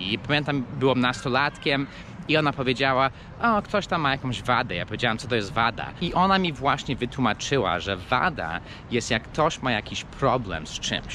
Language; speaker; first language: Polish; early bilingual, heritage; Polish